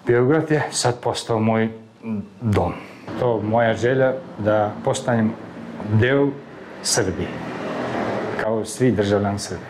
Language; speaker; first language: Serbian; non-native, fluent; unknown